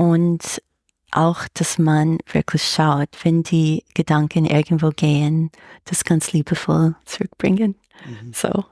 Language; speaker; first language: German; non-native, fluent; English